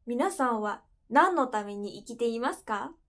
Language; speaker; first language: Japanese; non-native, fluent; Indonesian